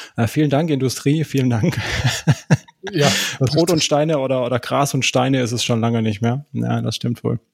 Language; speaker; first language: German; native; German